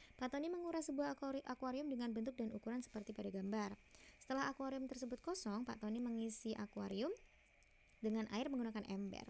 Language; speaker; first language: Indonesian; native; Indonesian